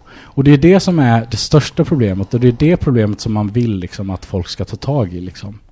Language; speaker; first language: Swedish; early bilingual, other home language; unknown